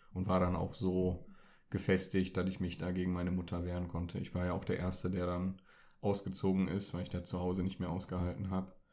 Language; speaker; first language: German; early bilingual, other home language; Turkish